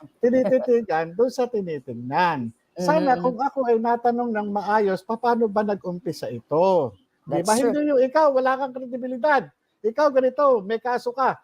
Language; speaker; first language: Filipino; native; Filipino